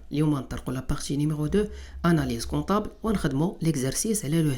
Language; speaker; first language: Arabic; native; Arabic